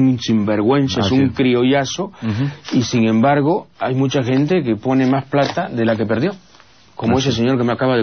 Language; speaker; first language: Spanish; native; Spanish